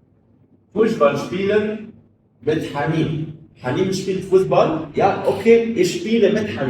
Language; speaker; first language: German; non-native, fluent; Arabic